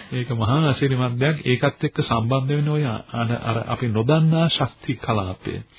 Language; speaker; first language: Sinhala; native; Sinhala